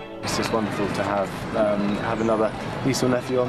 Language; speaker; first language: English; native; English